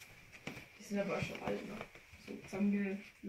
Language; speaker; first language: German; non-native, learner; Russian